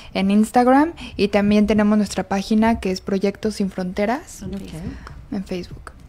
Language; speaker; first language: Spanish; native; Spanish